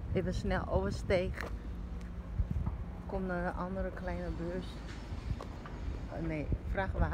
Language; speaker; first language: Dutch; non-native, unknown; Chinese